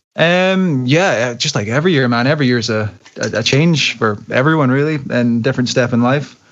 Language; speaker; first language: English; native; English